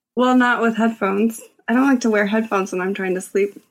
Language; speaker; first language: English; native; English